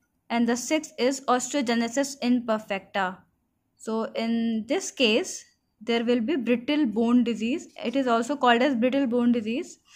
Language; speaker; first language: English; non-native, local second language; Hindi